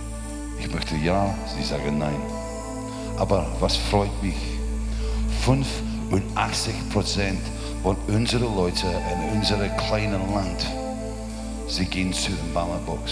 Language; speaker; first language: German; non-native, learner; English